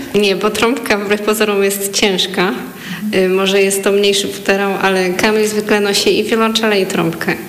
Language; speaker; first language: Polish; native; Polish